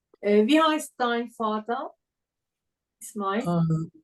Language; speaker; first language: German; non-native, learner; Turkish